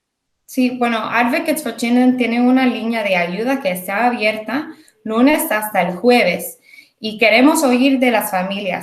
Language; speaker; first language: Spanish; early bilingual, heritage; English